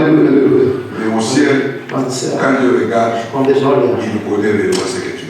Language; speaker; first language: French; non-native, local second language; Lingala